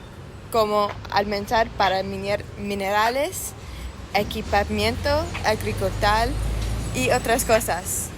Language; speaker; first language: Spanish; non-native, learner; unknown